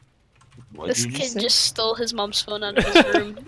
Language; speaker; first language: English; native; English